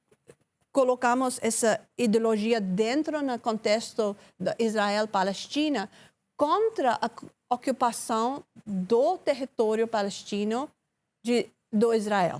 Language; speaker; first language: Portuguese; non-native, learner; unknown